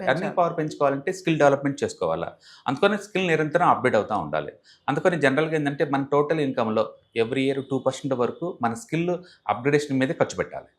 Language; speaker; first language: Telugu; native; Telugu